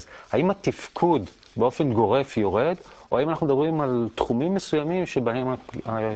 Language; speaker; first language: Hebrew; native; Hebrew